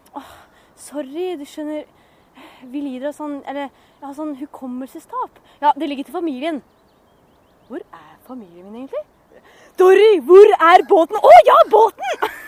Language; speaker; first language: Norwegian; native; Norwegian